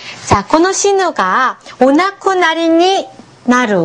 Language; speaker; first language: Japanese; non-native, fluent; Korean